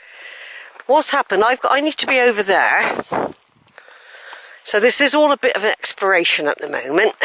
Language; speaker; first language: English; native; English